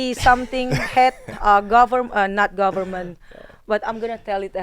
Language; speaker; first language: English; non-native, fluent; Indonesian